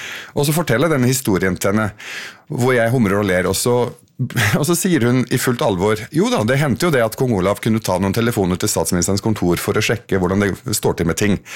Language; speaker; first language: Norwegian; early bilingual, other home language; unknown